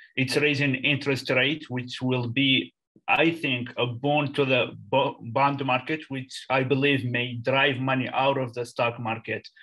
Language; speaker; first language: English; non-native, fluent; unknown